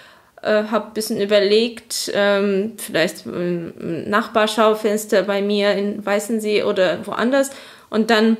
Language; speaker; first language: German; non-native, fluent; Azerbaijani